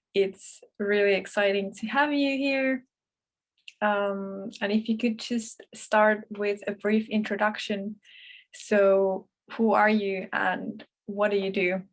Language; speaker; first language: English; non-native, fluent; Finnish